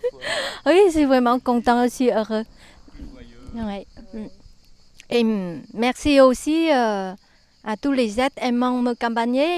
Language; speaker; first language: French; non-native, learner; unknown